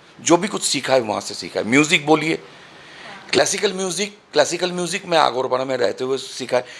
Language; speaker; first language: Hindi; non-native, local second language; Bangla